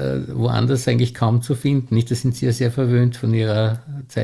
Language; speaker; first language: German; native; German